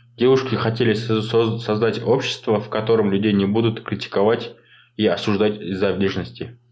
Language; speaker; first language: Russian; non-native, local second language; Kazakh